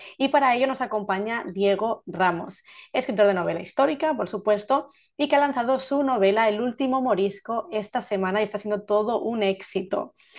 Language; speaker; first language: Spanish; native; Spanish